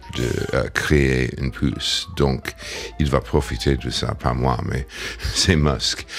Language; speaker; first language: French; non-native, fluent; English